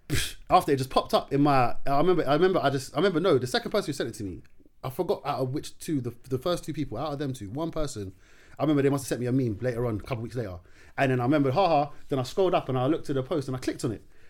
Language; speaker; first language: English; non-native, local second language; Arabic